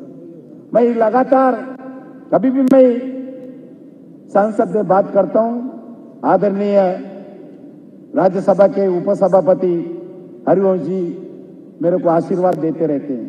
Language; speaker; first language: Hindi; non-native, local second language; Telugu